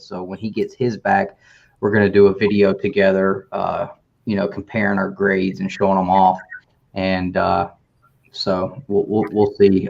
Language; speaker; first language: English; native; English